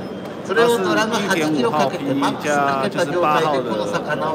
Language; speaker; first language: Japanese; native; Japanese